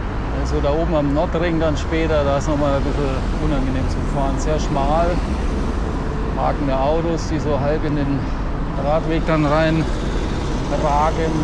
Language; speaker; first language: German; native; German